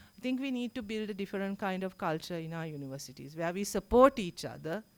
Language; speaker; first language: English; non-native, local second language; Sinhala